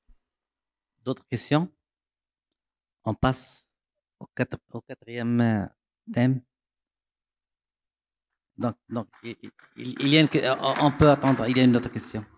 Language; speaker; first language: French; non-native, local second language; Arabic